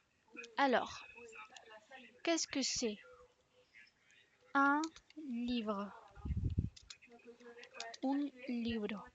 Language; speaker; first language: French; non-native, fluent; Spanish